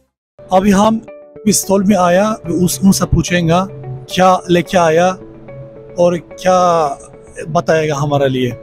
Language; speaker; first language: Hindi; non-native, learner; Turkish